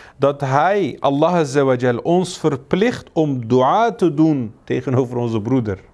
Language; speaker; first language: Dutch; early bilingual, other home language; Turkish